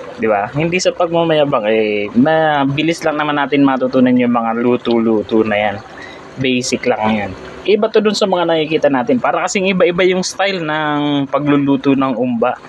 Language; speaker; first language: Filipino; native; Filipino